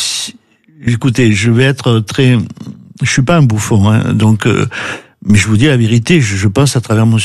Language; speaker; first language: French; native; French